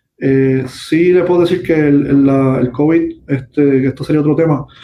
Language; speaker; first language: Spanish; native; Spanish